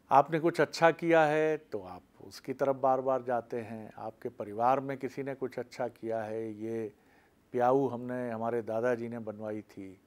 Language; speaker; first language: Hindi; native; Hindi